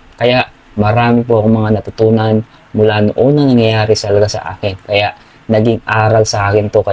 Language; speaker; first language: Filipino; non-native, local second language; Pampanga